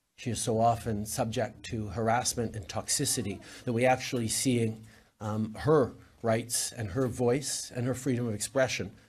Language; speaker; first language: English; native; English